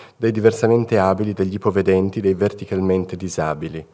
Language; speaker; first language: Italian; native; Italian